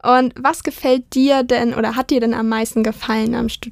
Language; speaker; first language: German; native; German